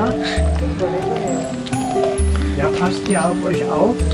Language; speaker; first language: German; native; German